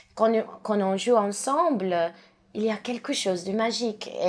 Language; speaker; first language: French; non-native, learner; English